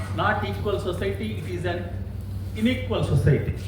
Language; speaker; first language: English; non-native, local second language; Telugu